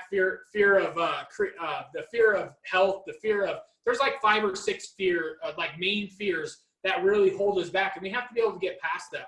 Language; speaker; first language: English; native; English